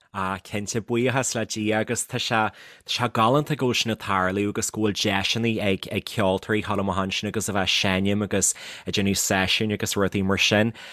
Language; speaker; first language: Irish; native; Irish